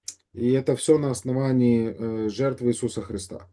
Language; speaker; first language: Russian; native; Russian